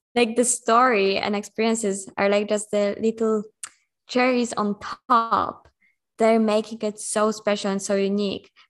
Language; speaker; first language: English; non-native, fluent; Polish